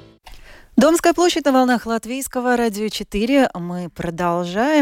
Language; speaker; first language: Russian; native; Russian